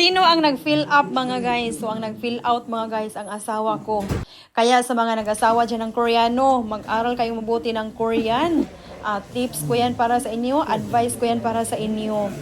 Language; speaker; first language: Filipino; non-native, local second language; Cebuano